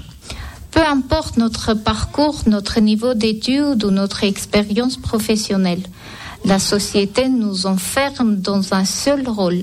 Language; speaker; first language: French; non-native, fluent; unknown